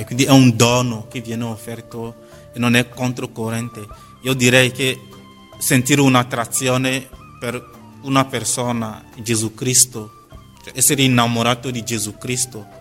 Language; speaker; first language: Italian; non-native, fluent; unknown